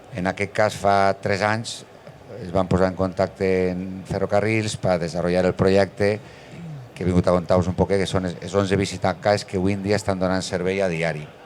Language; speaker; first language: Catalan; non-native, local second language; Spanish